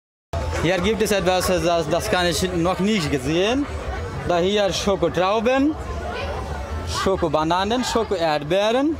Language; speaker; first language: German; non-native, learner; Bangla